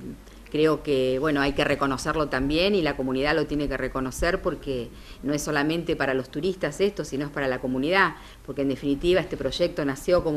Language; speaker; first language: Spanish; native; Spanish